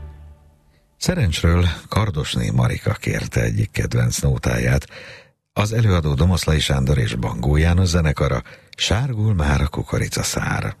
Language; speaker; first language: Hungarian; native; Hungarian